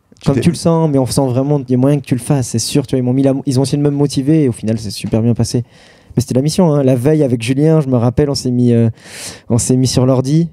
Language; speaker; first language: French; native; French